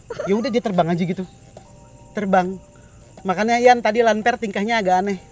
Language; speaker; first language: Indonesian; native; Indonesian